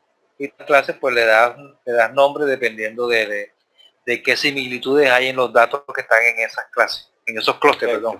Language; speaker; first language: Spanish; native; Spanish